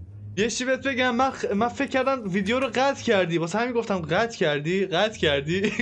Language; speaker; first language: Persian; native; Persian